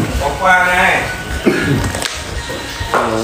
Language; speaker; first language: Vietnamese; native; Vietnamese